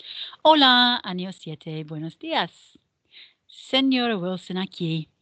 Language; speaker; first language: Spanish; non-native, fluent; English